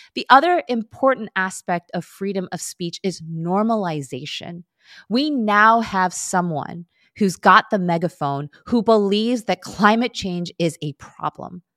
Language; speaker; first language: English; early bilingual, other home language; Korean